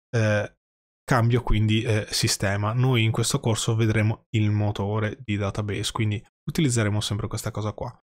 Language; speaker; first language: Italian; native; Italian